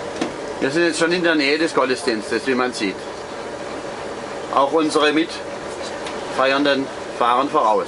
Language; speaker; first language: German; native; German